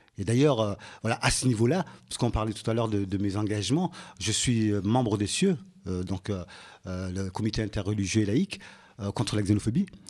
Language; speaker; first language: French; early bilingual, other home language; Ngazidja Comorian